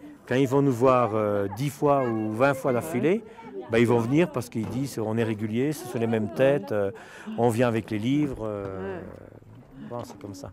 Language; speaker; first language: French; native; French